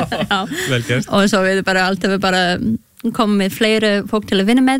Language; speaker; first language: Icelandic; non-native, learner; English